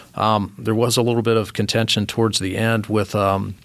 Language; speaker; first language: English; native; English